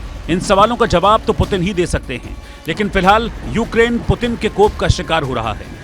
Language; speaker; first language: Hindi; native; Hindi